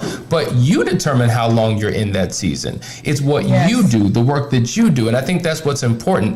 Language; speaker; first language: English; native; English